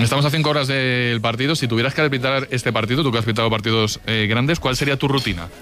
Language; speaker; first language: Spanish; native; Spanish